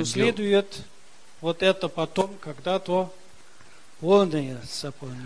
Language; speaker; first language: Russian; early bilingual, heritage; Russian